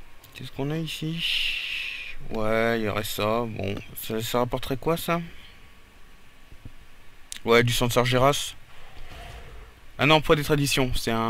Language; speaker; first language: French; native; French